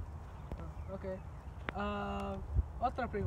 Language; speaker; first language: Spanish; non-native, learner; English